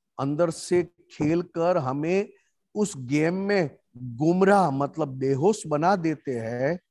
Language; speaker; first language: Hindi; non-native, local second language; Gujarati